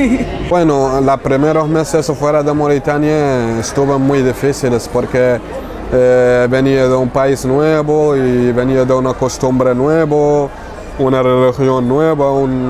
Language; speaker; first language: Spanish; non-native, learner; Arabic